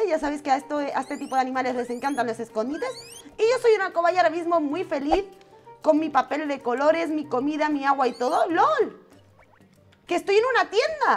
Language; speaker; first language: Spanish; native; Spanish